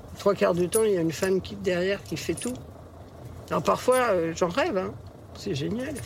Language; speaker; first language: French; early bilingual, other home language; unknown